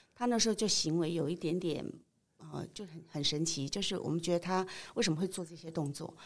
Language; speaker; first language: Chinese; native; Chinese